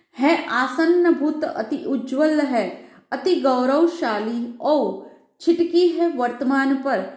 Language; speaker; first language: Hindi; non-native, local second language; Gujarati